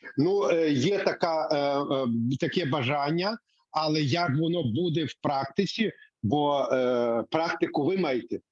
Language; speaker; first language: Ukrainian; native; Ukrainian